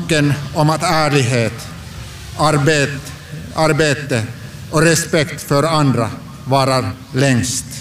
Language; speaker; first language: Swedish; non-native, local second language; Finnish